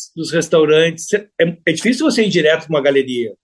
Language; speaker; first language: Portuguese; native; Portuguese